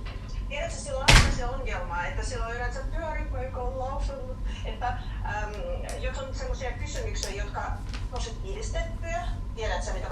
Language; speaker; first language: Finnish; non-native, fluent; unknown